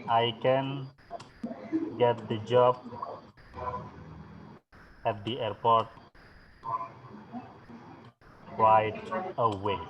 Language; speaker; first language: English; non-native, fluent; Indonesian